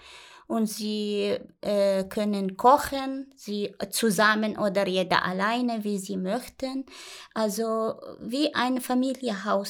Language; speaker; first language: German; non-native, learner; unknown